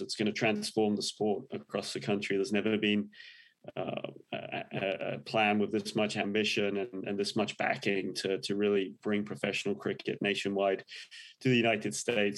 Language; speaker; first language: English; native; English